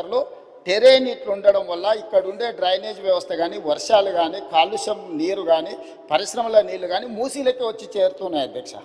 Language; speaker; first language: Telugu; native; Telugu